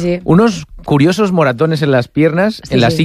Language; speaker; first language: Spanish; native; Spanish